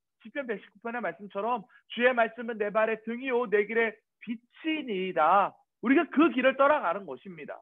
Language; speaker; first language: Korean; native; Korean